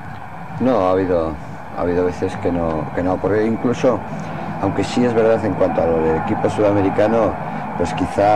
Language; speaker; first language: Spanish; native; Spanish